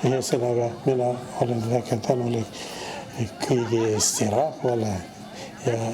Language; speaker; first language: Estonian; non-native, fluent; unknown